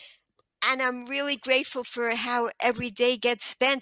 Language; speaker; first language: English; native; English